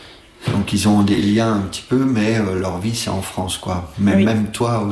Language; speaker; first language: French; native; French